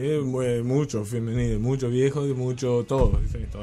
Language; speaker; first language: Spanish; non-native, learner; English